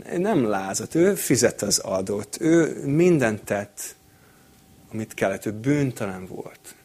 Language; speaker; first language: Hungarian; non-native, fluent; English